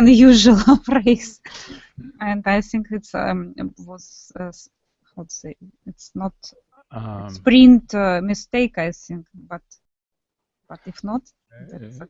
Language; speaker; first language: English; non-native, learner; Russian